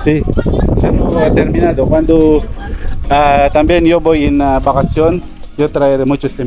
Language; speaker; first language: Spanish; non-native, learner; Filipino